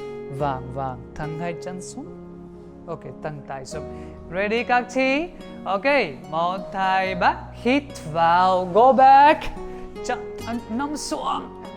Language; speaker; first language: Vietnamese; non-native, learner; Hindi